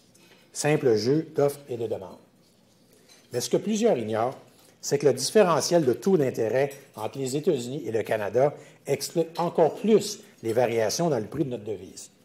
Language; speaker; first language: French; native; French